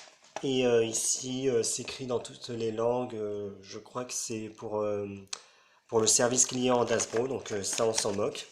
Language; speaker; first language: French; native; French